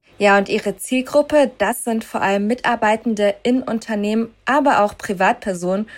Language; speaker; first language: German; native; German